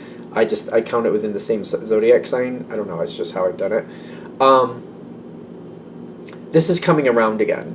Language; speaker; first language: English; native; English